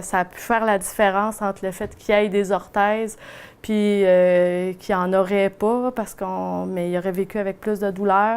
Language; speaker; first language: French; native; French